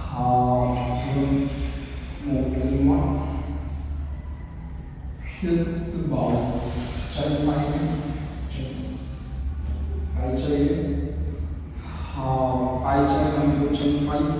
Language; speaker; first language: Vietnamese; non-native, learner; Hindi